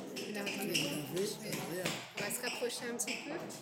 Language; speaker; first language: French; native; French